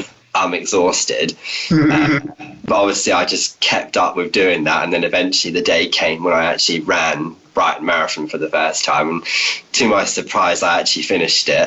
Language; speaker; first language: English; native; English